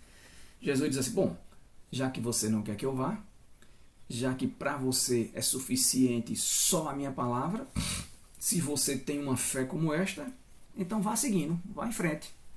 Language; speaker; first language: Portuguese; native; Portuguese